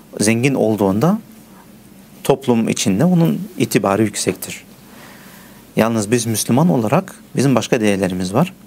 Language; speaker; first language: Turkish; early bilingual, heritage; Turkish